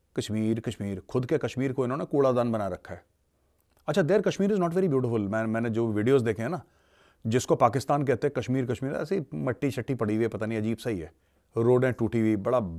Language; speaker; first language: Hindi; native; Hindi